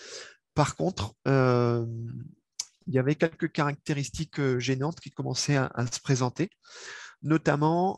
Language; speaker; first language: French; native; French